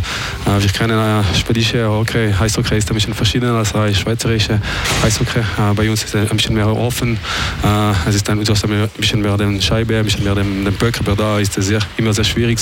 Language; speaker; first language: German; non-native, local second language; French